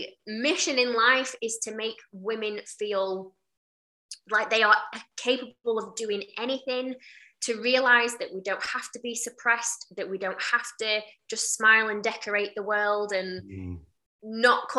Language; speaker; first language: English; native; English